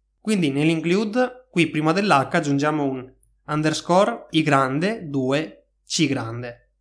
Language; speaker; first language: Italian; native; Italian